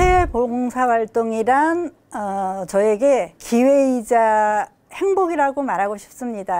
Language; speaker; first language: Korean; native; Korean